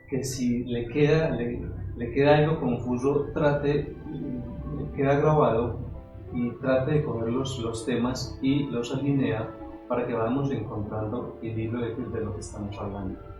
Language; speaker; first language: Spanish; native; Spanish